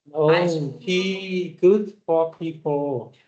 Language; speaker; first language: English; non-native, learner; Vietnamese